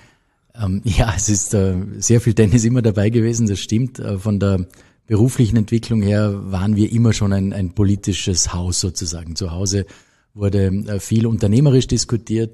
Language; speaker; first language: German; native; German